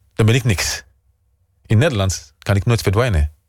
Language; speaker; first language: Dutch; non-native, fluent; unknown